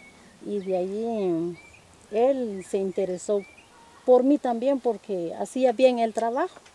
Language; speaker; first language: Spanish; non-native, local second language; Kaqchikel